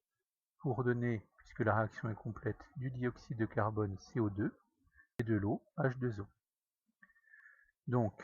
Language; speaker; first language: French; native; French